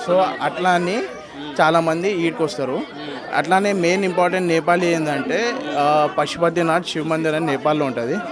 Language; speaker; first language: Telugu; non-native, local second language; Nepali